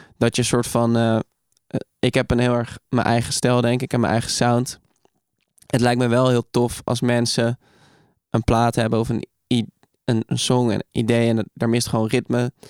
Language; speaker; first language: Dutch; native; Dutch